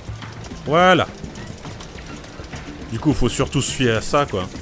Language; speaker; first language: French; native; French